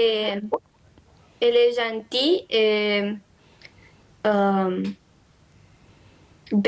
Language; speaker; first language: French; non-native, learner; Romanian